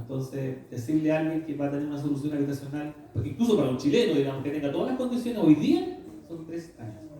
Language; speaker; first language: Spanish; native; Spanish